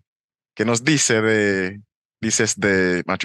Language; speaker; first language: Spanish; non-native, fluent; English